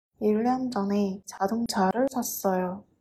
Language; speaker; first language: Korean; non-native, fluent; Chinese